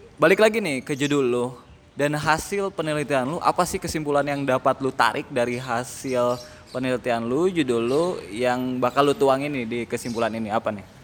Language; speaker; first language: Indonesian; native; Indonesian